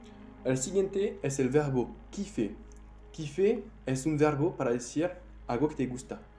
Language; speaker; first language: Spanish; non-native, fluent; French